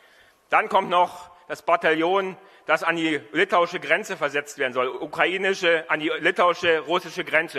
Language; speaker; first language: German; native; German